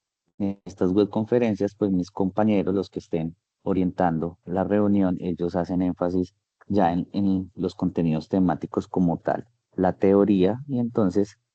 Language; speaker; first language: Spanish; native; Spanish